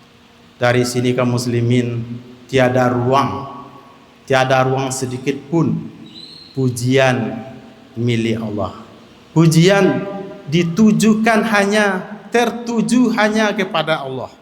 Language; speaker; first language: Indonesian; native; Indonesian